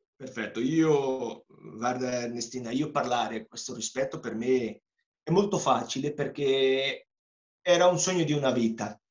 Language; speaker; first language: Italian; non-native, fluent; Portuguese